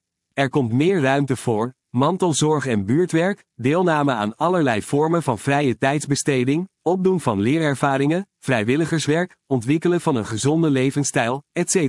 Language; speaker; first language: Dutch; native; Dutch